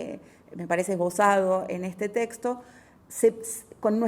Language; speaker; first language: Spanish; native; Spanish